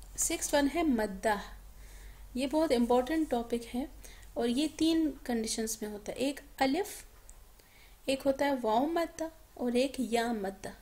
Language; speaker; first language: Urdu; native; Urdu